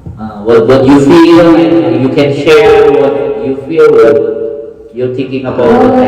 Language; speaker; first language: English; non-native, learner; Indonesian